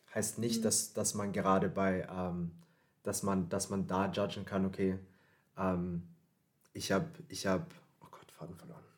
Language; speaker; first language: German; early bilingual, other home language; Filipino